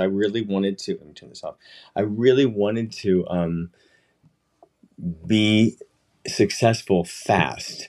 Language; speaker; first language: English; native; English